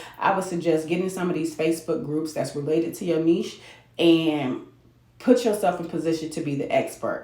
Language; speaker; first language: English; native; English